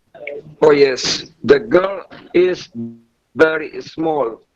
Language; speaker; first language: English; non-native, learner; Spanish